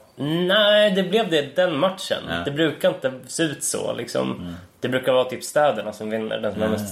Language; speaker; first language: Swedish; native; Swedish